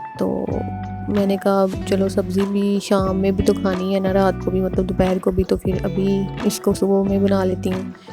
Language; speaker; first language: Urdu; native; Urdu